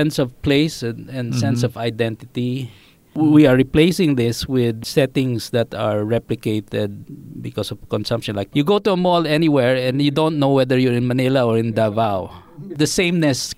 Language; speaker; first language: English; non-native, local second language; Filipino